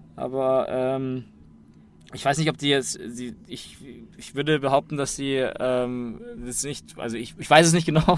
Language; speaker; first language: German; native; German